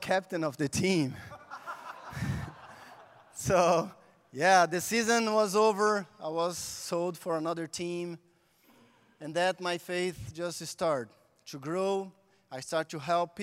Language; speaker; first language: English; non-native, fluent; Portuguese